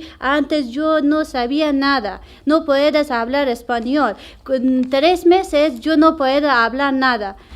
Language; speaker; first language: Spanish; non-native, learner; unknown